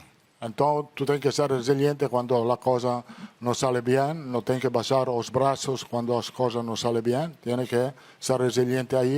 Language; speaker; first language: Portuguese; non-native, learner; Italian